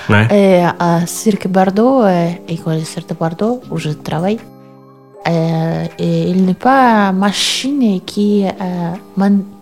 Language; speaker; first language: French; non-native, learner; Russian